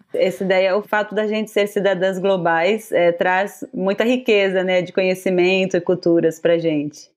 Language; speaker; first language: Portuguese; native; Portuguese